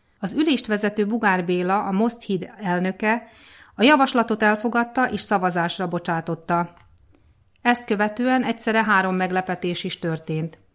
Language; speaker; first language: Hungarian; native; Hungarian